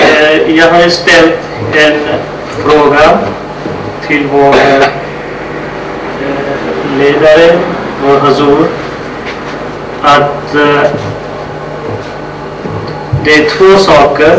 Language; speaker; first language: Swedish; non-native, fluent; Urdu